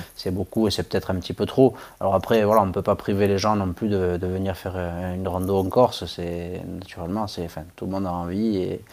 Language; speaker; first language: French; native; French